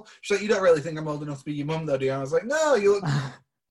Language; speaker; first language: English; native; English